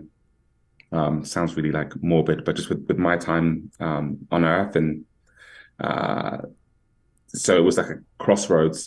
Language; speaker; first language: English; native; English